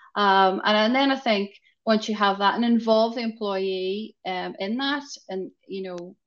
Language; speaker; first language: English; native; English